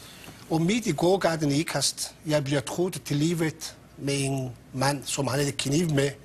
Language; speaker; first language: Danish; non-native, local second language; Persian